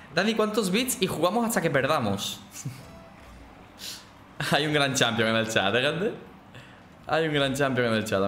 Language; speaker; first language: Spanish; native; Spanish